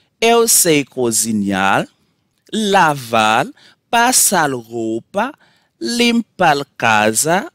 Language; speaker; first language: Portuguese; non-native, learner; Haitian Creole